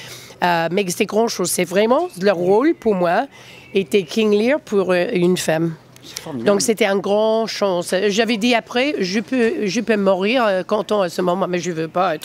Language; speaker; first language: French; non-native, fluent; English